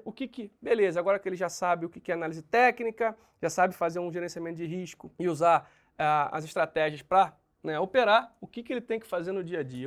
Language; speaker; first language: Portuguese; native; Portuguese